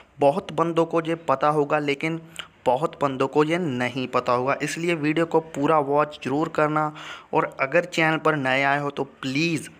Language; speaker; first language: Hindi; native; Hindi